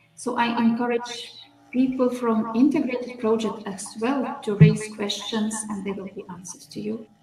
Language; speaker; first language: English; non-native, fluent; Lithuanian